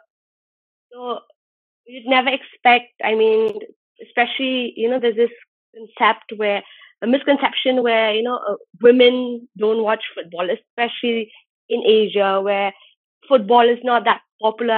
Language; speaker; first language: English; non-native, local second language; Khasi